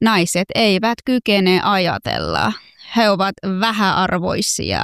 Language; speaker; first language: Finnish; non-native, fluent; Persian